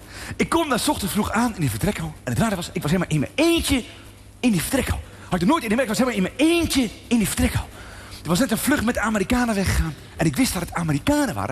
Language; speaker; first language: Dutch; native; Dutch